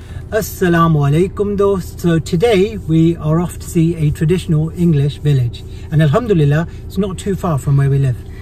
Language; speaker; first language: English; early bilingual, other home language; Hindi